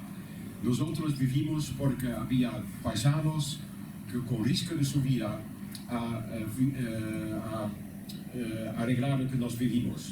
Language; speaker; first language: Spanish; non-native, learner; Dutch